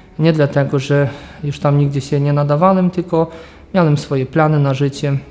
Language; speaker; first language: Polish; early bilingual, heritage; Polish